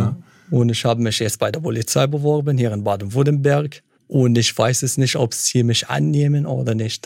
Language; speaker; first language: German; non-native, fluent; Arabic